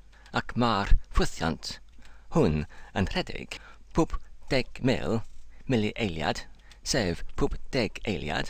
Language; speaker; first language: Welsh; non-native, learner; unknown